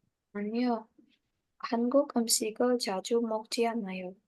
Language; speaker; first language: Korean; non-native, learner; Indonesian